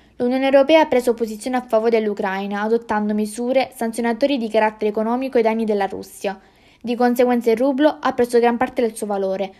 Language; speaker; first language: Italian; native; Italian